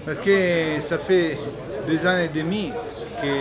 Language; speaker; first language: French; non-native, fluent; Italian